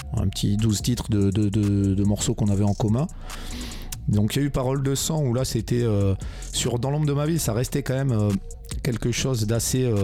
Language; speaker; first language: French; native; French